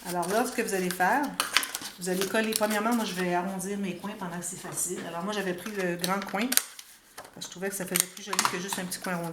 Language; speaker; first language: French; native; French